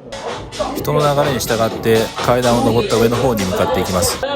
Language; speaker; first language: Japanese; native; Japanese